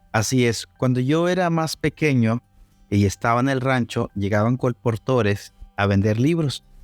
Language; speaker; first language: Spanish; non-native, local second language; Zapotec